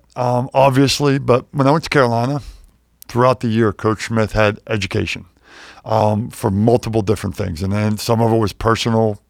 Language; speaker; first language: English; native; English